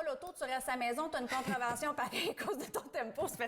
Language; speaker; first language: French; native; French